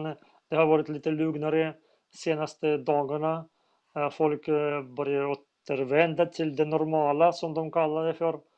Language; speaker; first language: Swedish; non-native, fluent; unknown